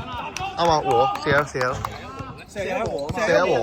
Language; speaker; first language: Chinese; native; Chinese